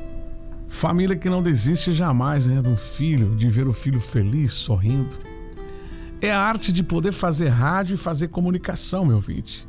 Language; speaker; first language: Portuguese; native; Portuguese